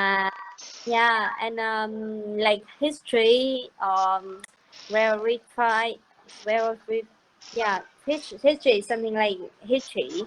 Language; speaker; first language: English; non-native, learner; Vietnamese